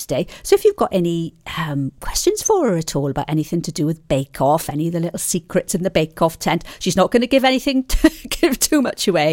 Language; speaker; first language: English; native; English